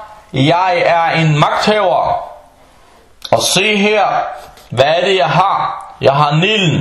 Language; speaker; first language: Danish; non-native, fluent; Arabic